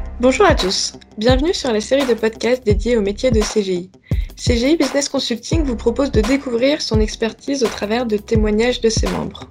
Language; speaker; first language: French; native; French